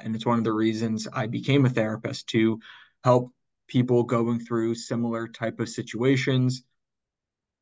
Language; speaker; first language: English; native; English